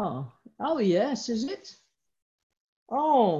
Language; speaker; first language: English; non-native, fluent; French